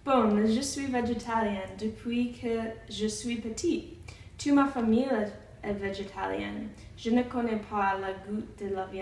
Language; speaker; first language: French; non-native, learner; English